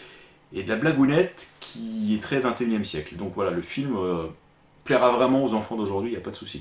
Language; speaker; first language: French; native; French